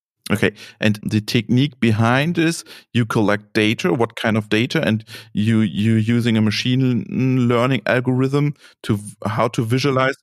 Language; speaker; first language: English; non-native, fluent; German